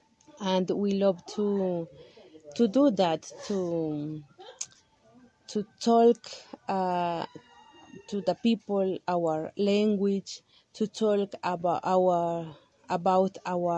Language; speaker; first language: English; non-native, local second language; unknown